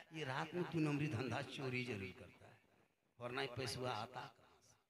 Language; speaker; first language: Hindi; native; Hindi